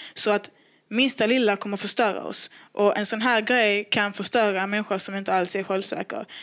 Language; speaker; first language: Swedish; native; Swedish